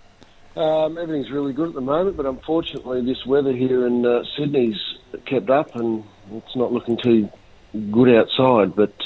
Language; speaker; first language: English; native; English